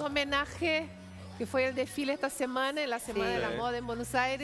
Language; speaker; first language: Spanish; non-native, fluent; Portuguese